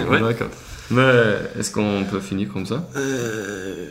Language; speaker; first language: French; non-native, learner; Swedish